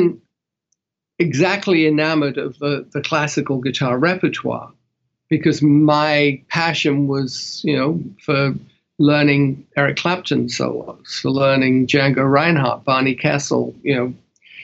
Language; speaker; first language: English; native; English